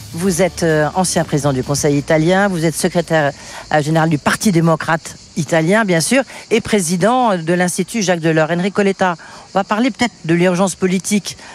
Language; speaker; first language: French; native; French